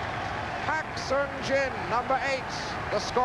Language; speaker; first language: English; native; English